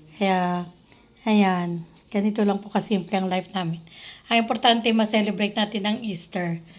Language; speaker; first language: Filipino; native; Filipino